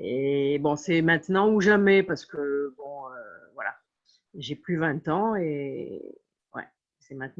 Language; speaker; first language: French; native; French